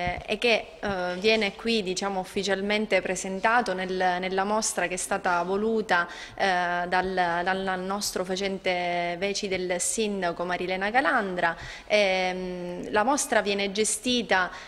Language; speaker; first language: Italian; native; Italian